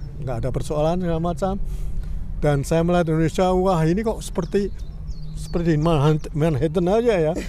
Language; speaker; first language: Indonesian; native; Indonesian